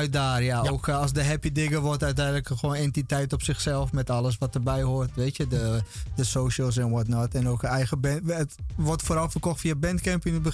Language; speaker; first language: Dutch; native; Dutch